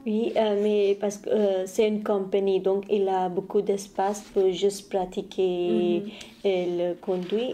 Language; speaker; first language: French; non-native, learner; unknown